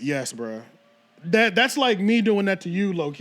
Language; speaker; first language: English; native; English